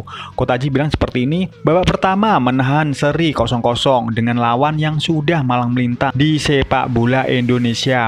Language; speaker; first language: Indonesian; non-native, local second language; Javanese